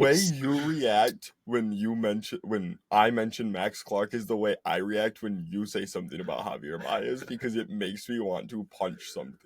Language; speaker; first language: English; native; English